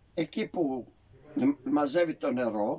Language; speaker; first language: Greek; early bilingual, heritage; Greek